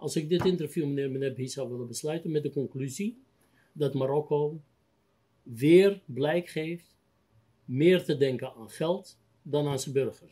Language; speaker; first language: Dutch; native; Dutch